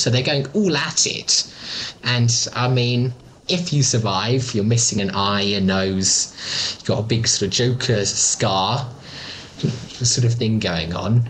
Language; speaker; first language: English; native; English